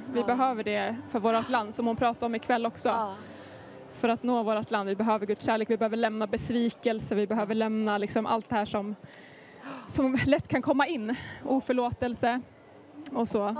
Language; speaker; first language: Swedish; native; Swedish